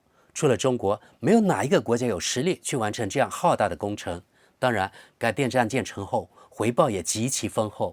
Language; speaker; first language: Chinese; native; Chinese